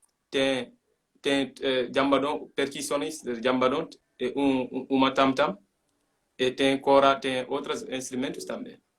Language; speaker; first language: Portuguese; non-native, learner; Mandingo